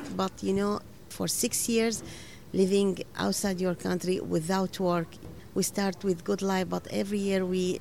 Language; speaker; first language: English; non-native, learner; Arabic